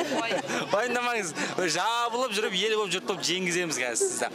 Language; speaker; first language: Kazakh; native; Kazakh